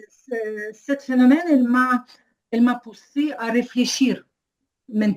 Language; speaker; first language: French; non-native, fluent; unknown